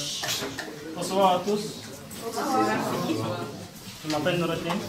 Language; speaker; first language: French; non-native, learner; Arabic